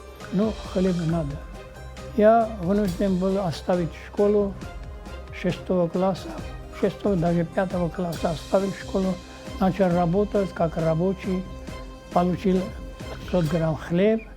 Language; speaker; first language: Russian; non-native, local second language; Armenian